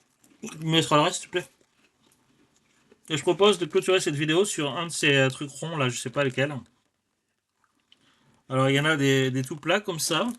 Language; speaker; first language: French; native; French